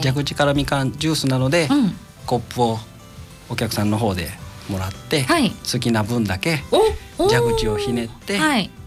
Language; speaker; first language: Japanese; native; Japanese